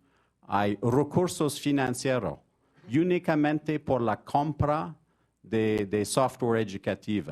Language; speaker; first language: Spanish; non-native, fluent; French